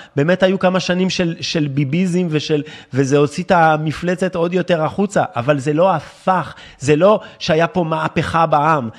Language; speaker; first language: Hebrew; non-native, fluent; French